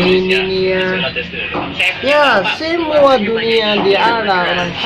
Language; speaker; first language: Indonesian; non-native, learner; Bangla